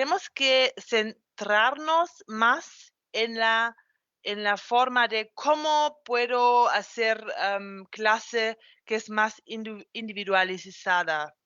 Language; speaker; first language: Spanish; non-native, fluent; German